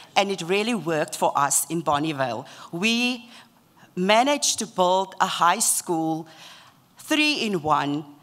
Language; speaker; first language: English; non-native, local second language; Afrikaans